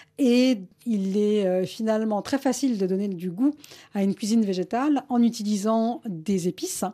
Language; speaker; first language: French; early bilingual, other home language; Malayalam